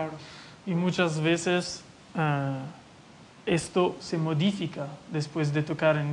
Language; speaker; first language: Spanish; non-native, fluent; Italian